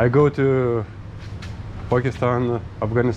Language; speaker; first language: English; non-native, learner; Lithuanian